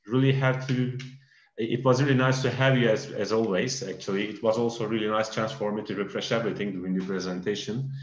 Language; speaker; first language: English; non-native, fluent; Turkish